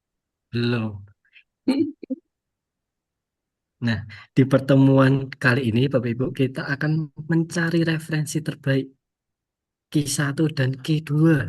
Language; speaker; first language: Indonesian; native; Indonesian